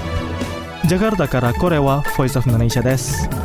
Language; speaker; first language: Japanese; non-native, fluent; Indonesian